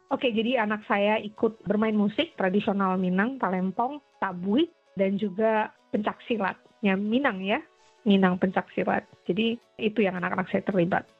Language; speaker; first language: Indonesian; native; Indonesian